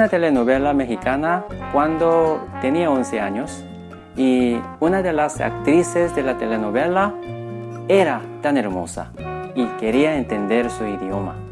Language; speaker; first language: Spanish; non-native, fluent; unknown